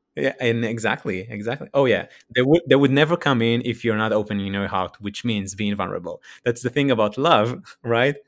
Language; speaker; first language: English; non-native, fluent; Hebrew